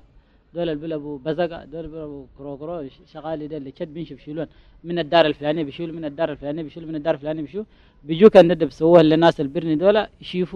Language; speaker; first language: Arabic; native; Arabic